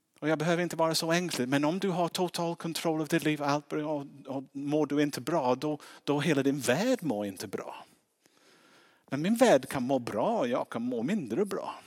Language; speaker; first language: Swedish; non-native, fluent; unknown